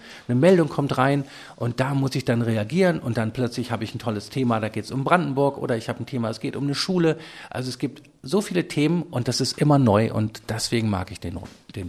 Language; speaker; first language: German; native; German